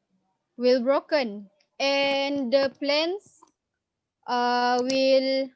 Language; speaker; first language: English; non-native, learner; Indonesian